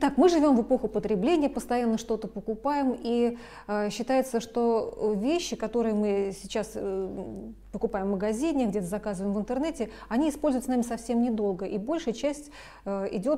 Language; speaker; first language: Russian; native; Russian